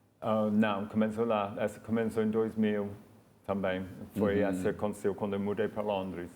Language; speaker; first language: Portuguese; non-native, fluent; English